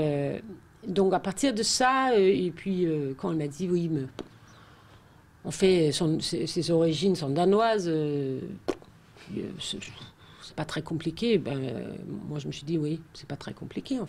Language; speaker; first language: French; non-native, fluent; Danish